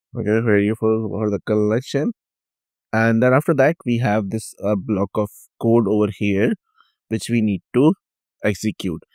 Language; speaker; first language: English; non-native, local second language; Urdu